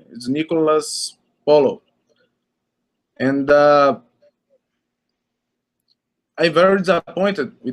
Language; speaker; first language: English; non-native, learner; Portuguese